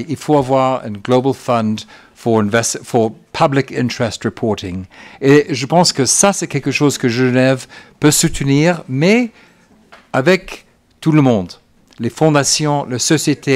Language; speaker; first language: French; non-native, fluent; English